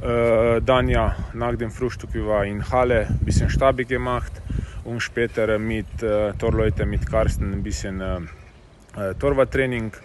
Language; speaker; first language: German; non-native, learner; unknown